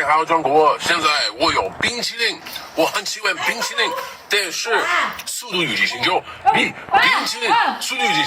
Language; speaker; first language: Chinese; non-native, learner; English